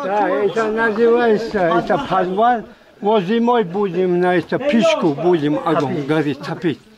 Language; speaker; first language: Russian; non-native, local second language; Uzbek